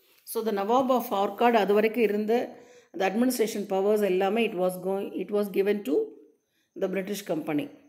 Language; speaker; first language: English; non-native, local second language; Tamil